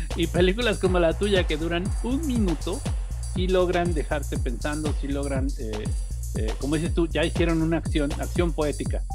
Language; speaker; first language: Spanish; native; Spanish